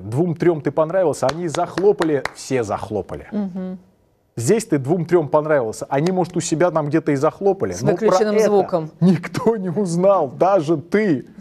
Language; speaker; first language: Russian; native; Russian